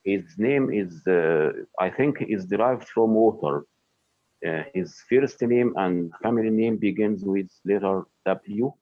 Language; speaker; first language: English; non-native, fluent; Arabic